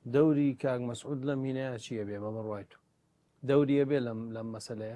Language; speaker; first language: Central Kurdish; native; Central Kurdish